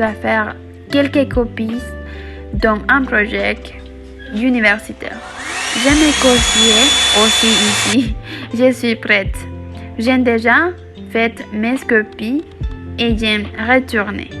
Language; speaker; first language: French; non-native, learner; Spanish